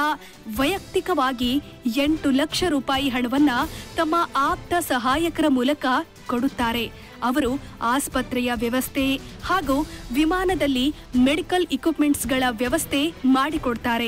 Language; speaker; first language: Kannada; native; Kannada